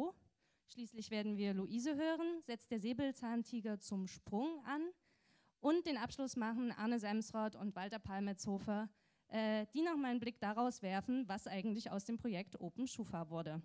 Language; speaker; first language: German; native; German